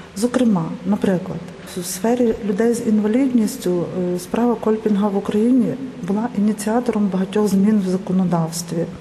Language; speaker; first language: Ukrainian; native; Ukrainian